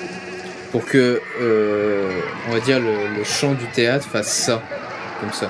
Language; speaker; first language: French; native; French